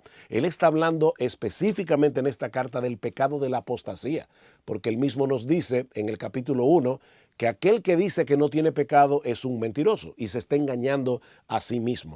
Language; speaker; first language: Spanish; native; Spanish